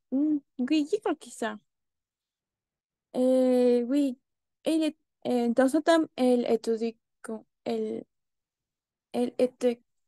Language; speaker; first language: French; non-native, learner; Spanish